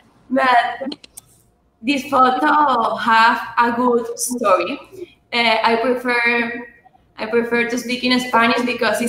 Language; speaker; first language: English; non-native, fluent; Spanish